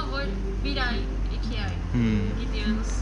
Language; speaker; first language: Turkish; non-native, learner; Spanish